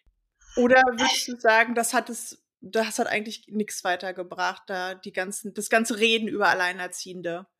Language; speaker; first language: German; native; German